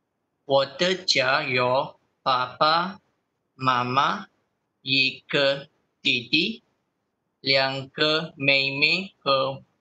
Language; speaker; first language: Chinese; non-native, learner; Malay